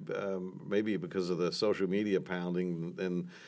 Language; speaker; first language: English; native; English